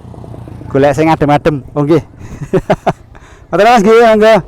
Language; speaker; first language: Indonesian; non-native, local second language; Javanese